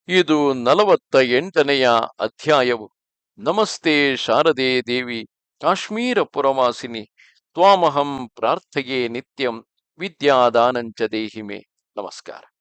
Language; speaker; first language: Kannada; native; Kannada